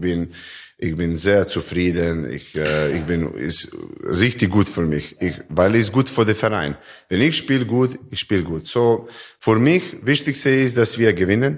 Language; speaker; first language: German; non-native, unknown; Serbian